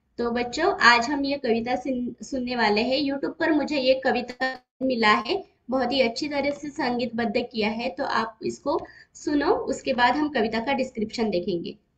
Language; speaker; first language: Hindi; non-native, local second language; Marathi